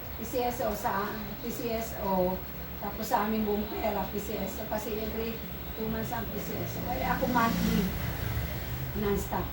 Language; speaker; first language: Filipino; native; Filipino